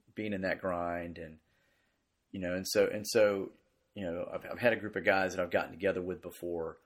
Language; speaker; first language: English; native; English